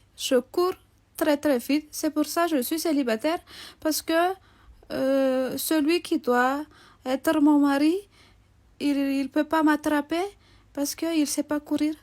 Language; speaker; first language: French; non-native, local second language; Malagasy